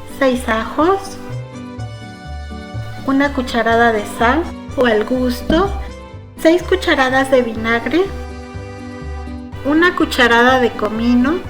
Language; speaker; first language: Spanish; native; Spanish